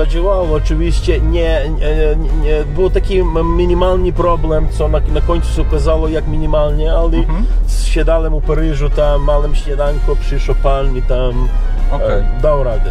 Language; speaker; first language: Polish; non-native, learner; Serbian